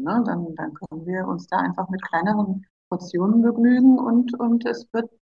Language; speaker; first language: German; native; German